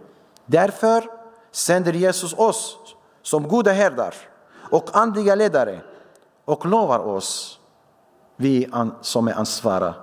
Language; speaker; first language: Swedish; non-native, fluent; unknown